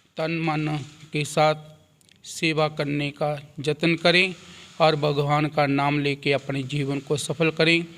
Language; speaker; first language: Hindi; non-native, local second language; Punjabi